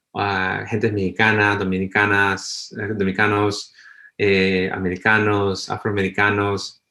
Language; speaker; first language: Spanish; early bilingual, heritage; Spanish